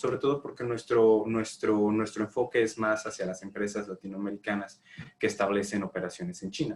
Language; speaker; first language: Spanish; native; Spanish